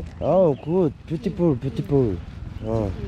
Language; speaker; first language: English; non-native, learner; Korean